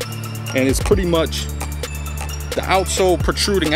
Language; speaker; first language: English; native; English